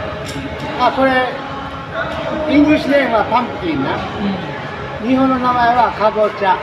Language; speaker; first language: Japanese; non-native, learner; Filipino